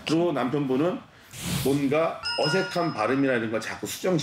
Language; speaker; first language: Korean; native; Korean